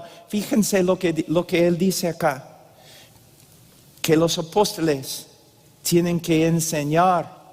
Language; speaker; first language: Spanish; non-native, fluent; English